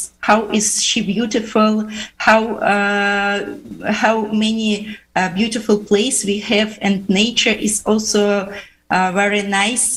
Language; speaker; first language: English; non-native, fluent; Uzbek